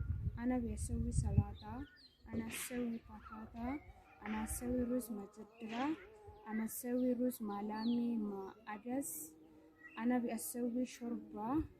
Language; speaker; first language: Arabic; non-native, learner; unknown